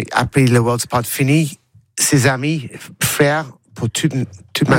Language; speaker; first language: French; non-native, learner; English